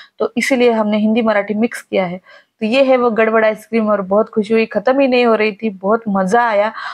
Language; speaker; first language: Hindi; non-native, local second language; Marathi